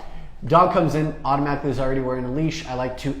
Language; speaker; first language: English; native; English